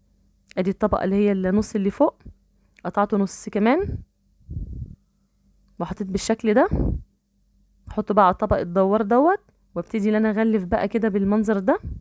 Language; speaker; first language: Arabic; native; Arabic